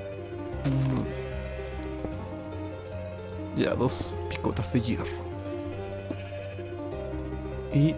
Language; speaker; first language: Spanish; native; Spanish